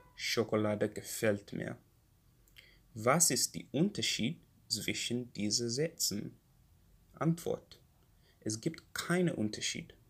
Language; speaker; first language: German; non-native, learner; English